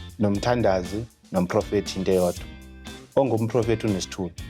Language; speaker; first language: Zulu; native; Zulu